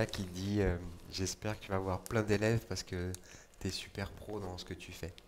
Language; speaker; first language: French; native; French